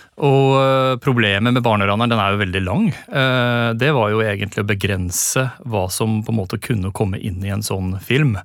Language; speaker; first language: Norwegian; native; Norwegian